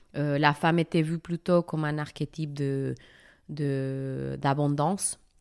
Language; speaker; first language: French; non-native, fluent; Spanish